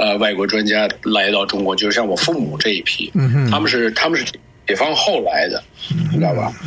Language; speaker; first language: Chinese; native; Chinese